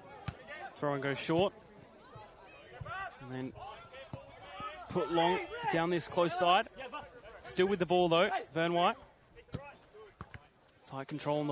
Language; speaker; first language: English; native; English